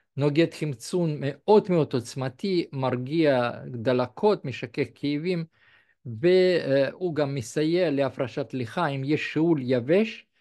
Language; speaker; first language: Hebrew; non-native, fluent; Russian